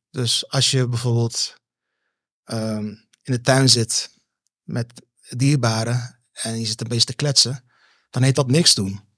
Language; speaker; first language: Dutch; early bilingual, other home language; Turkish